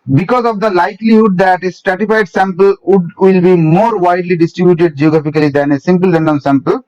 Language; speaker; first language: English; non-native, local second language; Bangla